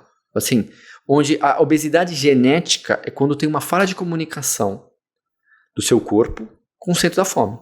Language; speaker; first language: Portuguese; native; Portuguese